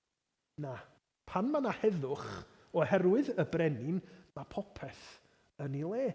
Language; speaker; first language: Welsh; native; Welsh